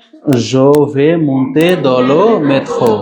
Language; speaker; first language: French; non-native, fluent; Bangla